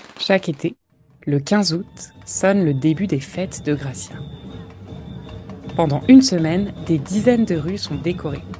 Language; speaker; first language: French; native; French